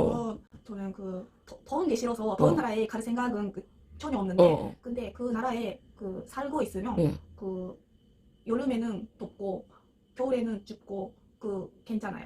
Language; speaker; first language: Korean; non-native, learner; Japanese